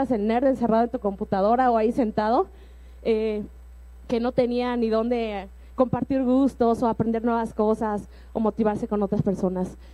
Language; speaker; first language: Spanish; native; Spanish